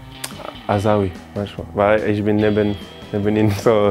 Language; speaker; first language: German; non-native, learner; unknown